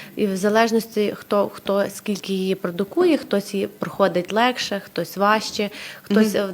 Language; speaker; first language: Ukrainian; native; Ukrainian